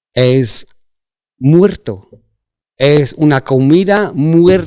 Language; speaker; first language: Spanish; non-native, fluent; German